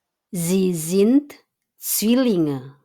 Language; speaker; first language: German; non-native, fluent; Indonesian